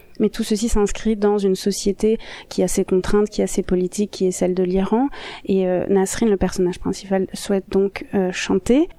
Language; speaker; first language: French; native; French